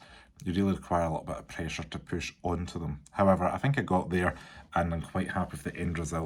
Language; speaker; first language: English; native; English